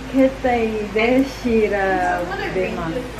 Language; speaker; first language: Japanese; non-native, learner; Filipino